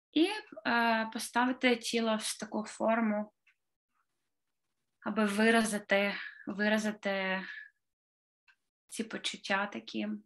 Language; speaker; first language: Ukrainian; native; Ukrainian